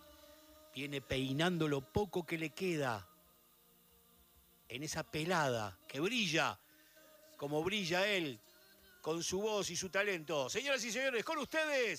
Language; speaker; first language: Spanish; native; Spanish